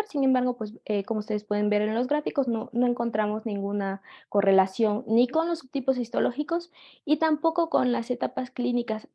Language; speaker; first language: Spanish; native; Spanish